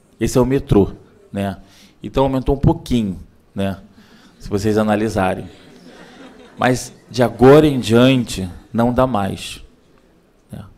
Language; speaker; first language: Portuguese; native; Portuguese